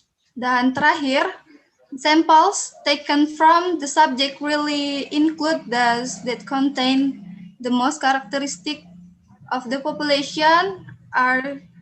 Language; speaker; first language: English; non-native, learner; Indonesian